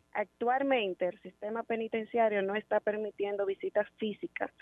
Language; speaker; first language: Spanish; native; Spanish